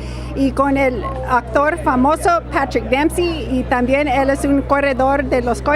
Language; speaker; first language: Spanish; non-native, learner; English